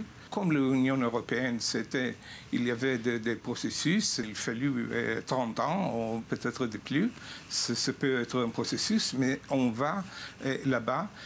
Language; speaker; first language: French; non-native, fluent; Hebrew